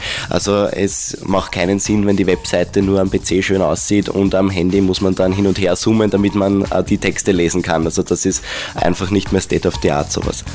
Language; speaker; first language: German; native; German